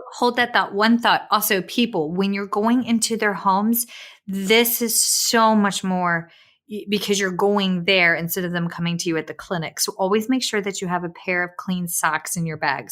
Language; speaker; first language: English; native; English